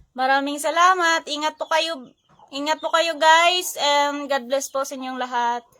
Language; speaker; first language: Filipino; non-native, local second language; Hiligaynon